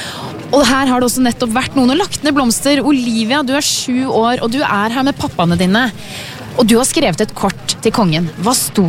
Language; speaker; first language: Norwegian; native; Norwegian